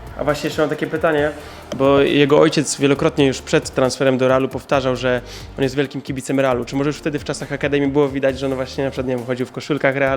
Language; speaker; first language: Polish; native; Polish